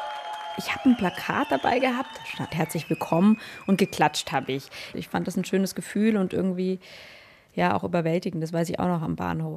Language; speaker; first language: German; native; German